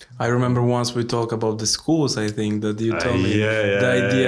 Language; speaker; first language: English; non-native, learner; Polish